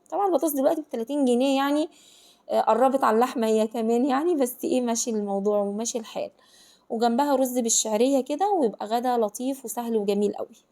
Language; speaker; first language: Egyptian Arabic; native; Egyptian Arabic